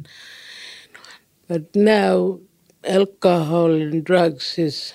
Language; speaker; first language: English; non-native, local second language; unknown